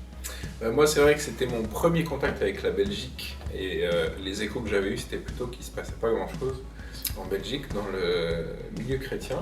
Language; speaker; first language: French; native; French